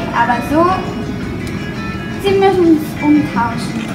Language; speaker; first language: German; non-native, learner; Spanish